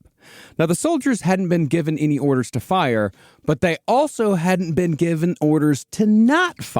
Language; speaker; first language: English; native; English